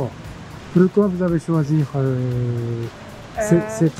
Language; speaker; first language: French; non-native, fluent; Japanese